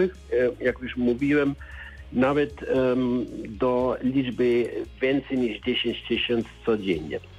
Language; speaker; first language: Polish; non-native, learner; German